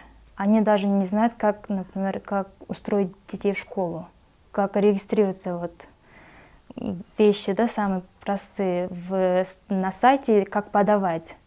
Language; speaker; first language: Russian; non-native, local second language; Kyrgyz